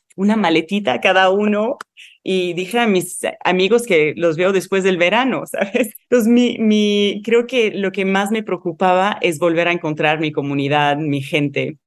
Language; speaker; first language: Spanish; non-native, fluent; Arabic